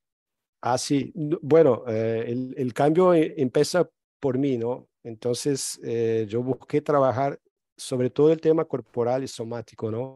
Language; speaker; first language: Spanish; non-native, fluent; Portuguese